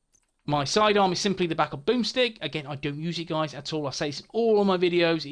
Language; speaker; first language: English; native; English